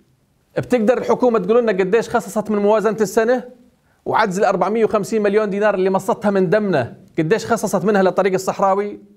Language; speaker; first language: Arabic; native; Arabic